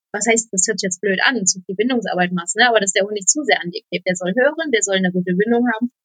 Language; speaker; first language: German; non-native, fluent; Polish